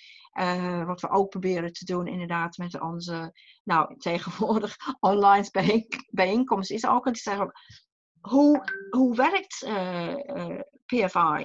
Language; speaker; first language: Dutch; non-native, fluent; English